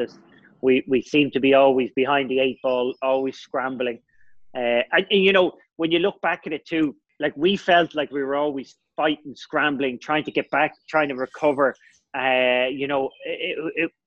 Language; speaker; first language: English; native; English